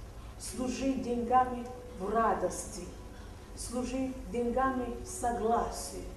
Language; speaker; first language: Russian; non-native, fluent; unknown